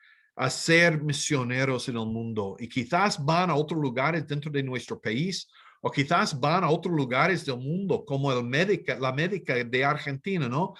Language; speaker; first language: Spanish; non-native, fluent; English